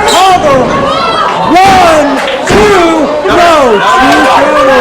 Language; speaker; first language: English; native; English